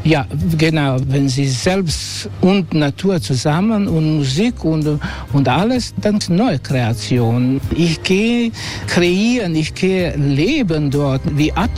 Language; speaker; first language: German; non-native, learner; Croatian